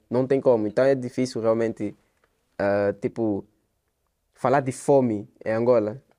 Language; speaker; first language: Portuguese; native; Portuguese